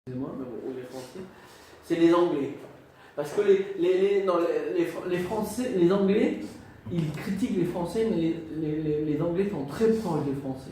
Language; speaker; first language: French; non-native, fluent; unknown